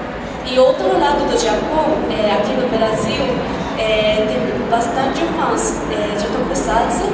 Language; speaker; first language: Portuguese; non-native, fluent; Japanese